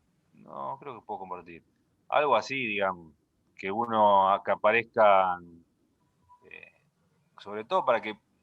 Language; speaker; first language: Spanish; native; Spanish